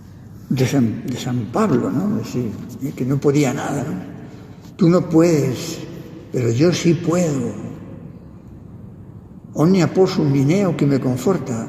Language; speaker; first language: Spanish; native; Spanish